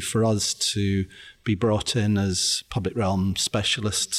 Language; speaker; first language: English; native; English